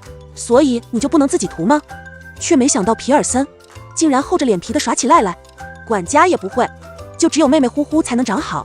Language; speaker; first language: Chinese; native; Chinese